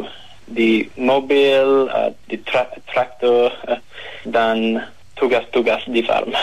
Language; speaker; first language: Indonesian; non-native, learner; English